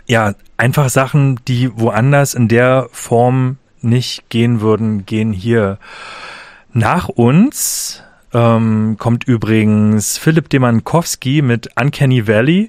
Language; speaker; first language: German; native; German